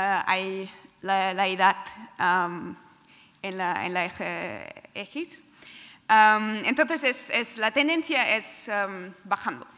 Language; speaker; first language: Spanish; non-native, fluent; German